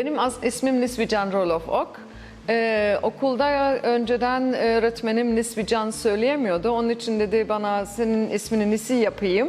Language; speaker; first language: Turkish; early bilingual, heritage; Turkish